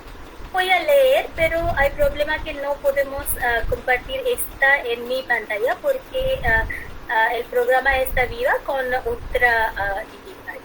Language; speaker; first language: Spanish; non-native, fluent; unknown